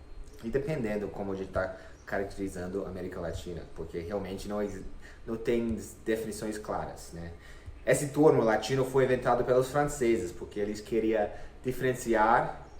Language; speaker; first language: Portuguese; non-native, fluent; English